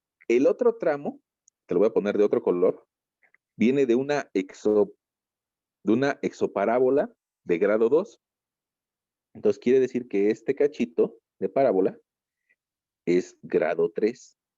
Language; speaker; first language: Spanish; native; Spanish